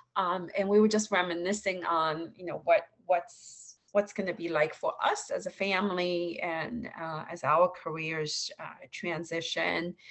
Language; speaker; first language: English; non-native, fluent; Chinese